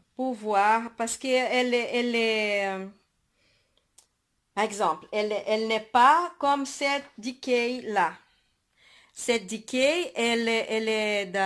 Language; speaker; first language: French; non-native, fluent; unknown